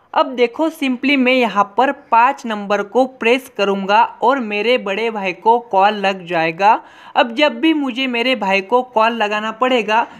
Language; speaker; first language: Hindi; non-native, local second language; Marathi